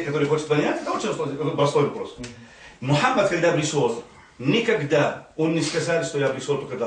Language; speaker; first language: Russian; non-native, fluent; Arabic